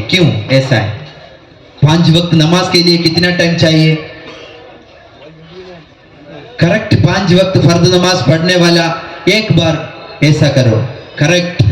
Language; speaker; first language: Hindi; non-native, local second language; Malayalam